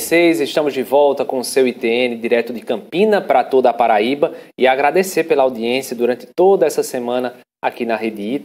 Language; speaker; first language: Portuguese; native; Portuguese